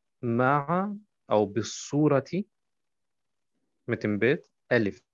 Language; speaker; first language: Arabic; non-native, fluent; German